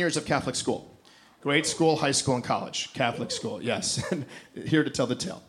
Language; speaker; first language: English; native; English